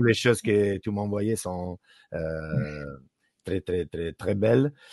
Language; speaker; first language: French; non-native, learner; Italian